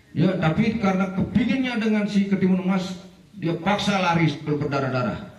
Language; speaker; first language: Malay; non-native, local second language; Balinese